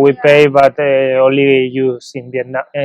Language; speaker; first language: English; non-native, learner; Spanish